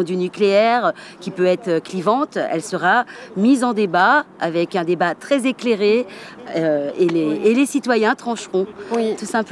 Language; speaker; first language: French; native; French